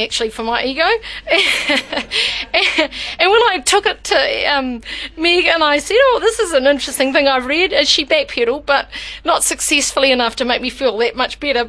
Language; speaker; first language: English; native; English